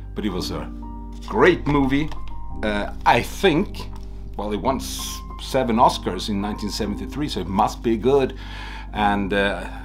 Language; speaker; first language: English; non-native, fluent; Swedish